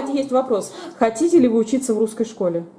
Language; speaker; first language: Russian; native; Russian